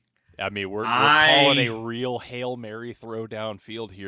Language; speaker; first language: English; native; English